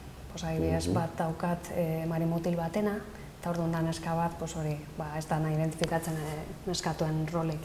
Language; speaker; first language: Basque; non-native, local second language; Spanish